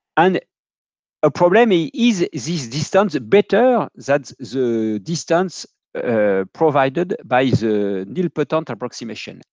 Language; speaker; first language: English; non-native, fluent; French